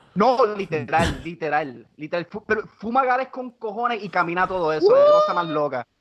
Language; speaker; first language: Spanish; non-native, local second language; English